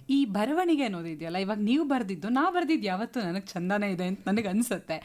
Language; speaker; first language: Kannada; native; Kannada